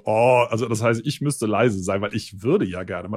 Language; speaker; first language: German; native; German